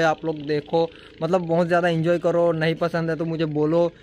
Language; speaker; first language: Hindi; non-native, local second language; Gujarati